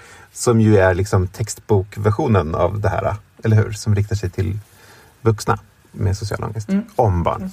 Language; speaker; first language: Swedish; native; Swedish